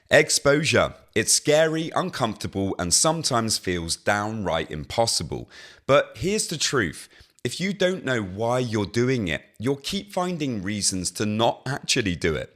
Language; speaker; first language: English; native; English